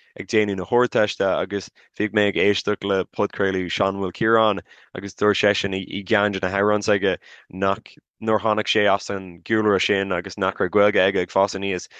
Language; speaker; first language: Irish; non-native, local second language; English